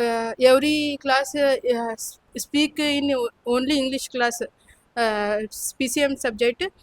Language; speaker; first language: English; non-native, local second language; Kannada